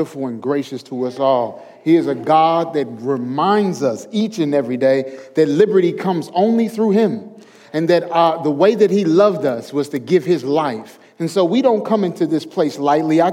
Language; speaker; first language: English; native; English